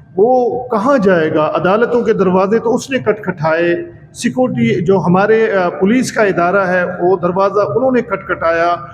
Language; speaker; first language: Urdu; non-native, local second language; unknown